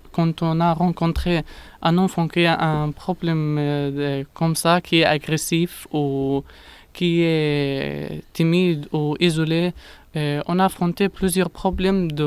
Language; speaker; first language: French; non-native, learner; Arabic